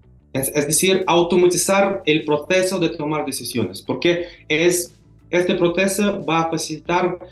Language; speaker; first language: Spanish; non-native, fluent; Russian